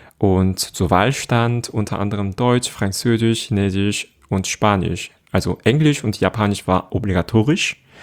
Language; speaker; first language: German; non-native, fluent; Korean